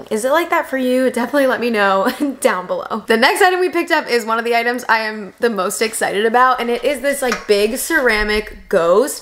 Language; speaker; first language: English; native; English